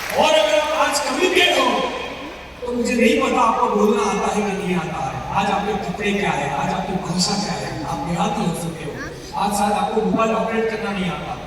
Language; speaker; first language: Hindi; non-native, local second language; Gujarati